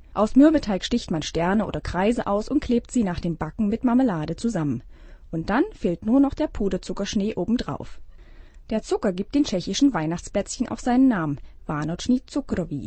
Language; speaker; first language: German; native; German